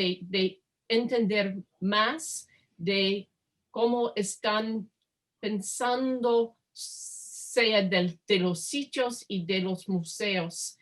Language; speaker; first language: Spanish; non-native, fluent; English